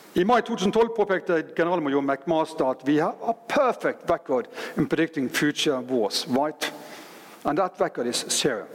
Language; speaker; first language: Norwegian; native; Norwegian